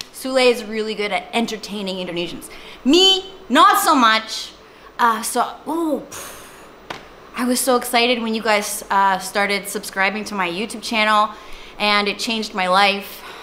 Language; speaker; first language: English; native; English